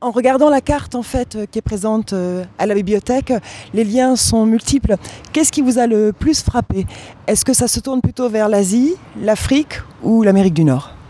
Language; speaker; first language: French; native; French